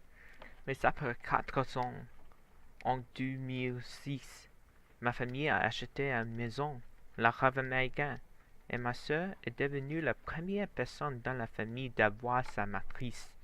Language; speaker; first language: French; non-native, learner; Vietnamese